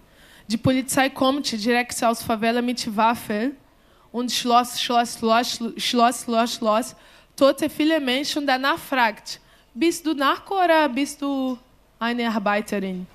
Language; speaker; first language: German; non-native, learner; Portuguese